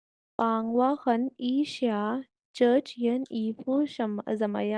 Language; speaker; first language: Chinese; non-native, learner; Urdu